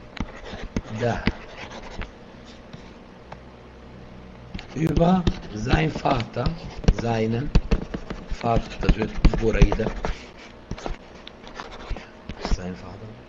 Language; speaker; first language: German; non-native, fluent; Arabic